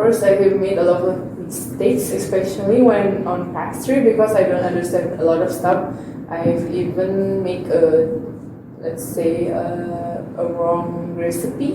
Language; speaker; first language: English; non-native, learner; Indonesian